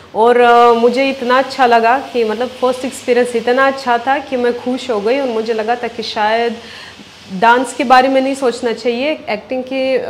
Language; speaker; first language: Hindi; non-native, fluent; Russian